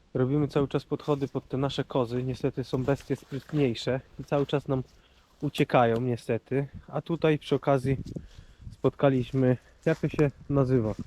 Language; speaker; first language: Polish; native; Polish